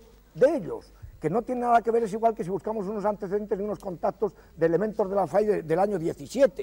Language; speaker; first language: Spanish; native; Spanish